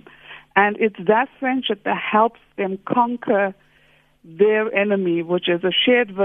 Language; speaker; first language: English; native; English